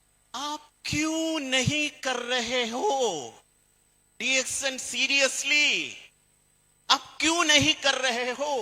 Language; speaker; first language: Hindi; non-native, local second language; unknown